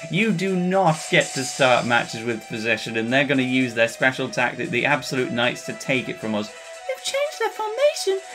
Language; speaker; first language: English; native; English